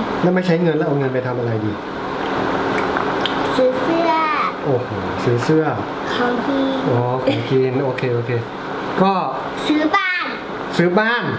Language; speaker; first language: Thai; native; Thai